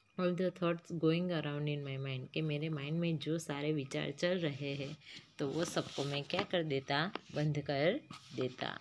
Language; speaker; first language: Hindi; non-native, local second language; Gujarati